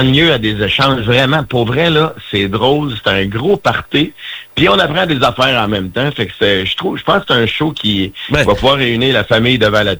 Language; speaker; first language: French; native; French